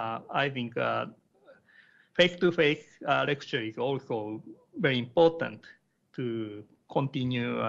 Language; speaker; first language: English; non-native, learner; Japanese